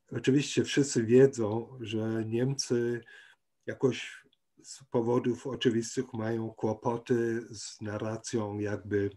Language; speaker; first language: Polish; non-native, fluent; German